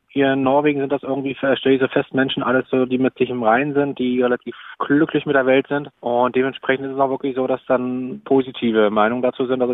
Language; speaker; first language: German; native; German